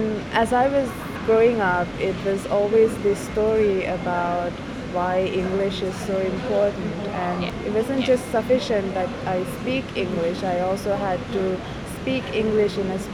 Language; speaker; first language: English; non-native, local second language; Sinhala